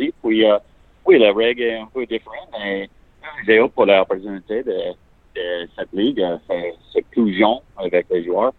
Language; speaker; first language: French; non-native, learner; English